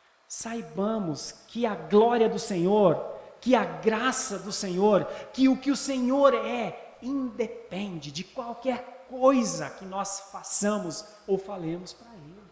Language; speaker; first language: Portuguese; native; Portuguese